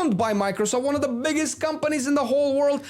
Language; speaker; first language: English; native; English